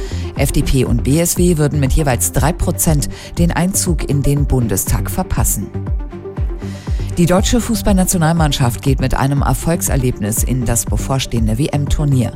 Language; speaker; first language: German; native; German